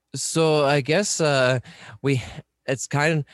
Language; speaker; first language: English; native; English